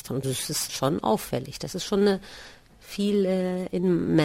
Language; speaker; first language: German; native; German